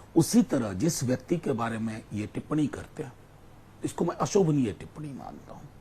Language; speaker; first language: Hindi; non-native, local second language; Maithili